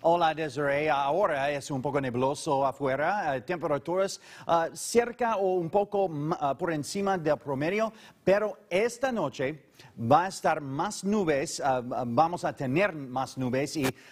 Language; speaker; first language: Spanish; non-native, fluent; English